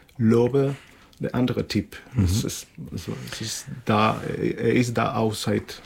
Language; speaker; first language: German; non-native, fluent; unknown